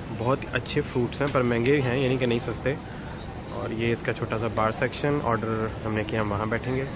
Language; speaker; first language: Urdu; native; Urdu